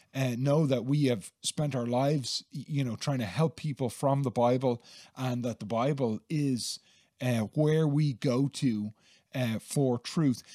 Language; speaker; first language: English; native; English